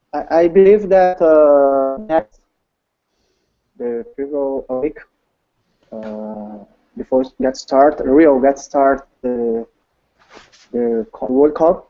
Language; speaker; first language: English; non-native, learner; Portuguese